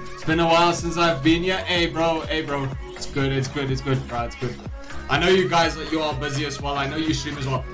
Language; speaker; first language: English; non-native, local second language; Afrikaans